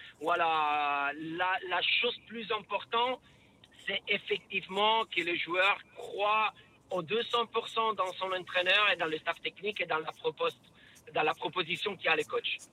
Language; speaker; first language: French; non-native, fluent; Italian